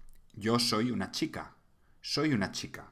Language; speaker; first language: Spanish; non-native, fluent; English